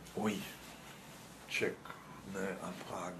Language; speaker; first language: French; non-native, fluent; Czech